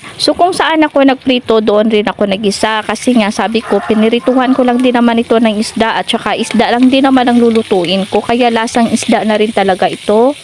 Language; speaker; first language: Filipino; non-native, local second language; Cebuano